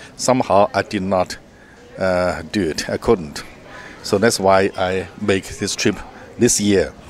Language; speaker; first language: English; non-native, fluent; Chinese